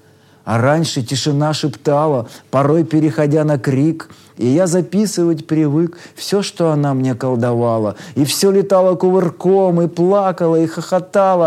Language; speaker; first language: Russian; native; Russian